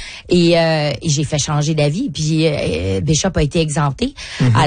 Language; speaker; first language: French; native; French